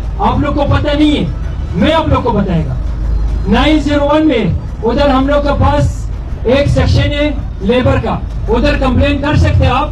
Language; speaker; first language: Hindi; non-native, learner; Arabic